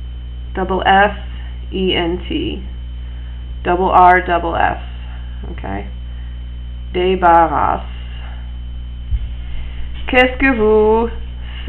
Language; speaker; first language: French; non-native, fluent; English